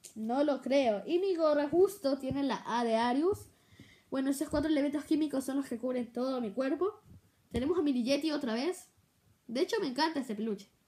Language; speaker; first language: Spanish; native; Spanish